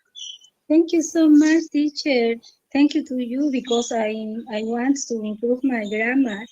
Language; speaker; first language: English; non-native, learner; Spanish